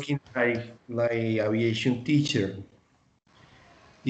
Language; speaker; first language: English; non-native, learner; Spanish